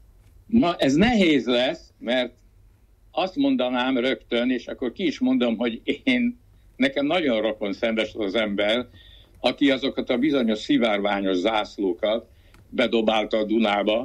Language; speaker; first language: Hungarian; native; Hungarian